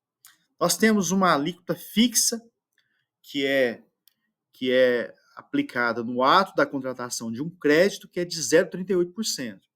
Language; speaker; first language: Portuguese; native; Portuguese